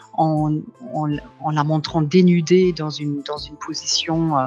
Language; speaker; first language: French; non-native, fluent; German